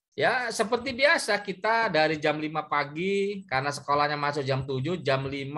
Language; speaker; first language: Indonesian; native; Indonesian